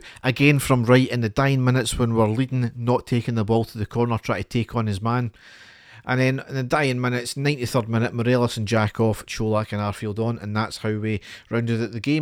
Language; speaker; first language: English; native; English